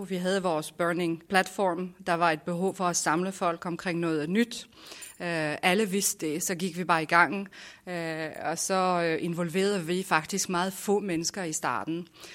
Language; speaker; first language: Danish; non-native, fluent; French